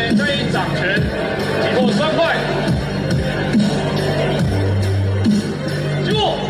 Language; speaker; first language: Chinese; native; Chinese